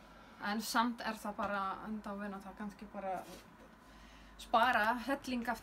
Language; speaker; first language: Icelandic; non-native, learner; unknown